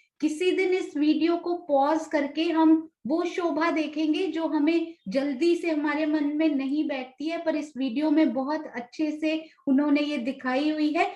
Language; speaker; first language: Hindi; native; Hindi